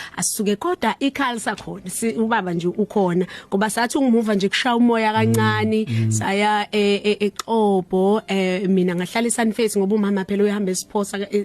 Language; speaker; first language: Zulu; native; Zulu